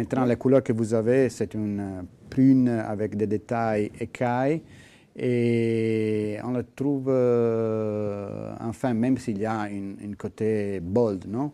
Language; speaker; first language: French; non-native, fluent; Italian